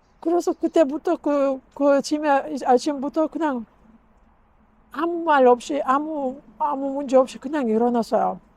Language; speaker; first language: Korean; non-native, learner; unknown